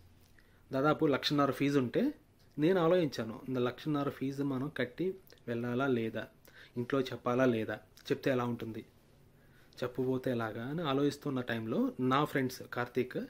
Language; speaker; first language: Telugu; native; Telugu